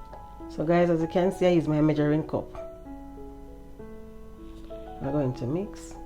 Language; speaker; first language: English; non-native, local second language; Jamaican Creole English